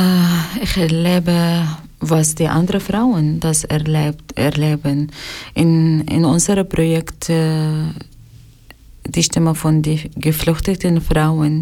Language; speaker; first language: German; non-native, learner; Arabic